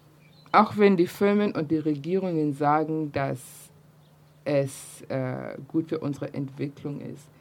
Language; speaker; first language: German; early bilingual, other home language; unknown